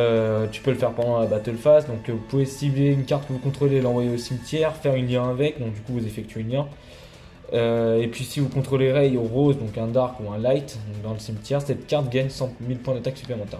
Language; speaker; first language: French; native; French